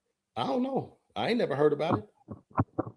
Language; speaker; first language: English; native; English